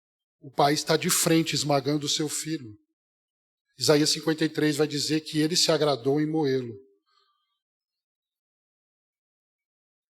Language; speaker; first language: Portuguese; native; Portuguese